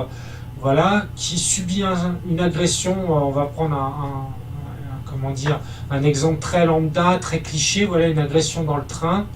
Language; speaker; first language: French; native; French